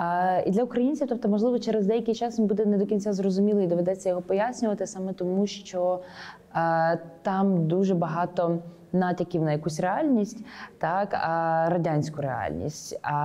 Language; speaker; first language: Ukrainian; native; Ukrainian